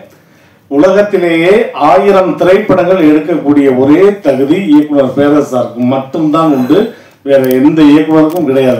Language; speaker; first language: Tamil; native; Tamil